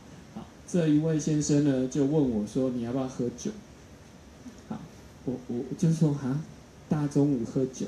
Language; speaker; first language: Chinese; native; Chinese